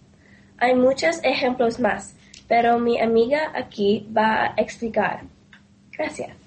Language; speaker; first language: Spanish; non-native, learner; English